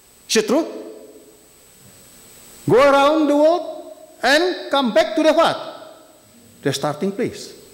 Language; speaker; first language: English; non-native, fluent; Indonesian